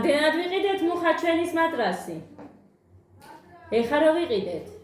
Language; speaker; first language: Georgian; native; Georgian